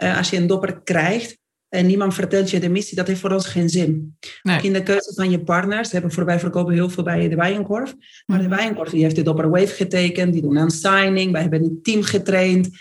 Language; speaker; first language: Dutch; non-native, fluent; Spanish